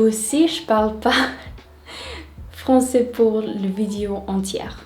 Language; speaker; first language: French; non-native, learner; English